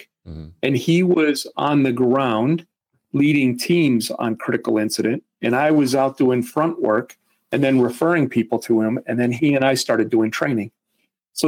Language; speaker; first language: English; native; English